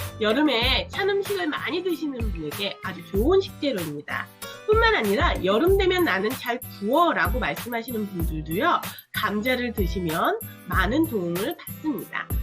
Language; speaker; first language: Korean; native; Korean